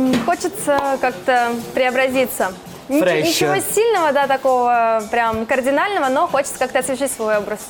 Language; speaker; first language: Russian; native; Russian